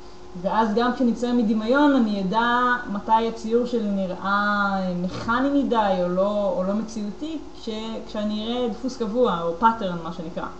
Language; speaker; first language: Hebrew; native; Hebrew